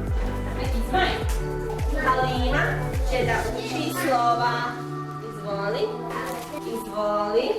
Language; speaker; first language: Bosnian; native; Bosnian